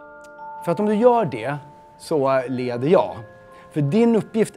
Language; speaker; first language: Swedish; native; Swedish